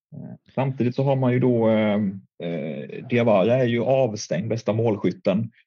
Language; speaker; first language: Swedish; native; Swedish